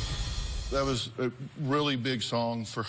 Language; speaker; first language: English; native; English